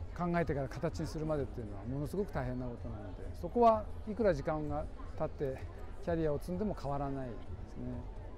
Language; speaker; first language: Japanese; native; Japanese